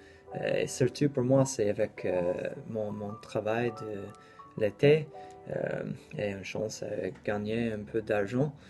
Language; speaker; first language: French; non-native, learner; English